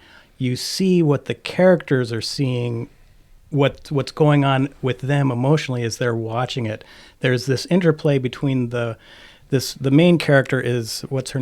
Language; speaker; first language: English; native; English